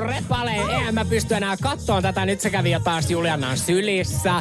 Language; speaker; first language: Finnish; native; Finnish